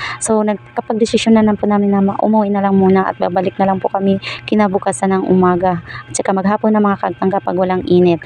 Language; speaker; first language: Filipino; non-native, local second language; Cebuano